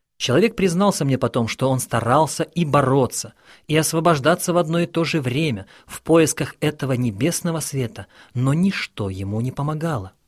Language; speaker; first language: Russian; non-native, local second language; Ukrainian